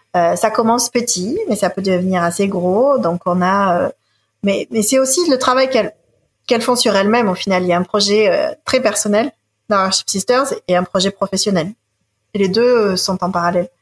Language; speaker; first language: French; native; French